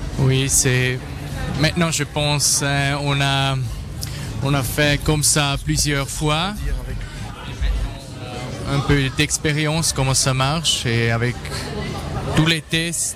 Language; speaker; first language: French; non-native, local second language; German